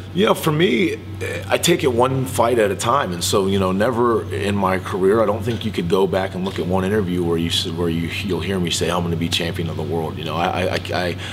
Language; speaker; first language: English; native; English